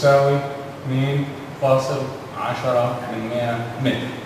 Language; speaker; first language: Arabic; native; Arabic